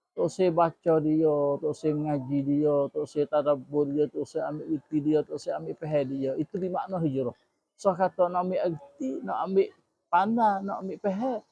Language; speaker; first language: Malay; native; Malay